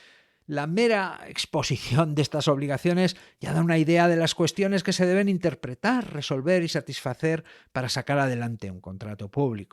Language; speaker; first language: Spanish; native; Spanish